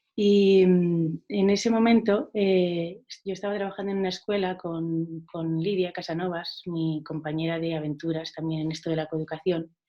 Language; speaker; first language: Spanish; non-native, local second language; Catalan